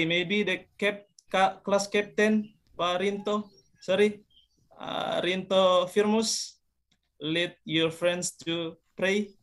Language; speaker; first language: English; non-native, learner; Indonesian